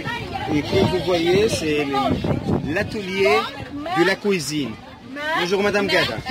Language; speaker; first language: French; non-native, fluent; Arabic